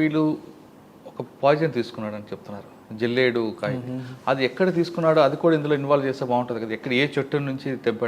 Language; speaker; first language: Telugu; native; Telugu